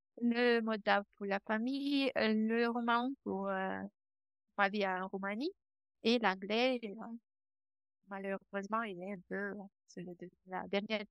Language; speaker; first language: French; non-native, fluent; Romanian